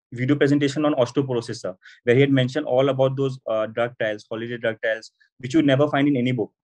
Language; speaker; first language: English; non-native, local second language; Assamese